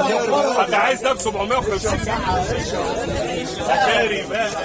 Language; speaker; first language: Arabic; native; Arabic